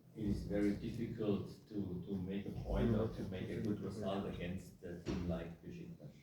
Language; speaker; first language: English; non-native, fluent; German